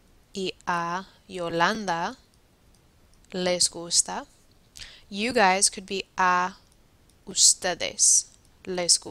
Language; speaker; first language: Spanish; non-native, fluent; English